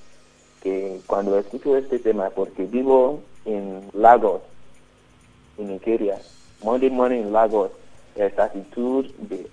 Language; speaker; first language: Spanish; non-native, learner; Yoruba